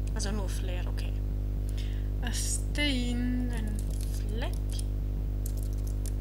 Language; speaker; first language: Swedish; non-native, learner; German